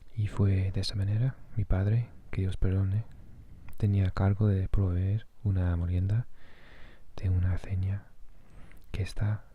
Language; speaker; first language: Spanish; non-native, fluent; English